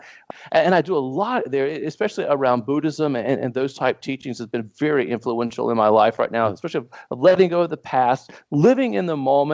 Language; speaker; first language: English; native; English